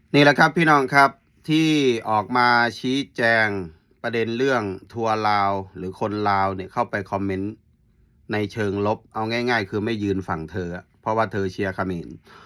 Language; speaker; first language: Thai; native; Thai